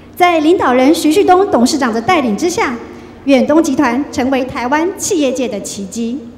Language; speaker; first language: Chinese; native; Chinese